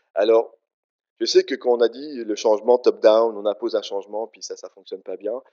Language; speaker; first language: French; native; French